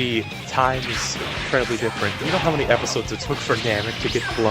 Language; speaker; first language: English; native; English